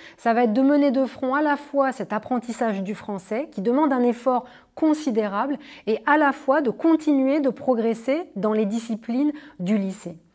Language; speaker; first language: French; native; French